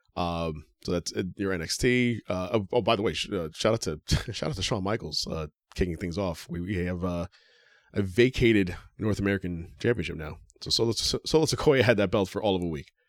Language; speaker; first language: English; native; English